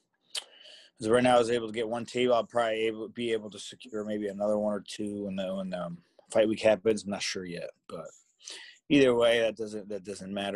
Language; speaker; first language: English; native; English